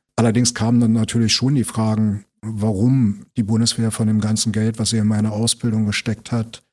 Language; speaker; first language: German; native; German